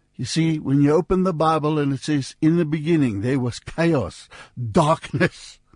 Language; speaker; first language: English; non-native, local second language; Afrikaans